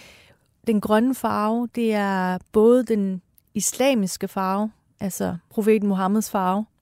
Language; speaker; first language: Danish; early bilingual, other home language; Persian